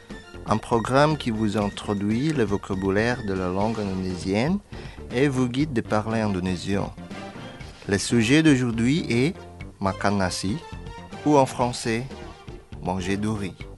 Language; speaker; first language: French; non-native, fluent; Indonesian